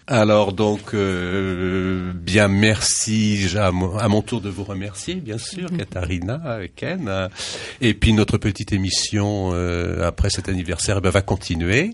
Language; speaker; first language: French; native; French